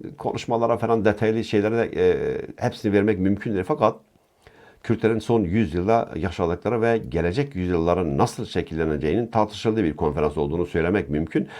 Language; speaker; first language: Turkish; non-native, local second language; Kurdish